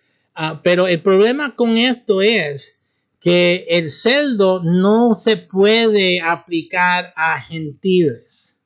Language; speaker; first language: Spanish; early bilingual, heritage; Spanish